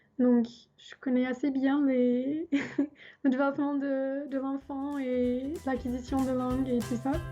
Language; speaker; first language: French; non-native, fluent; English